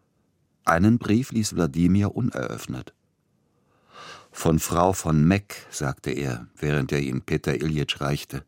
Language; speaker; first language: German; native; German